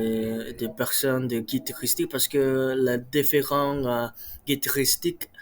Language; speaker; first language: French; non-native, learner; Malay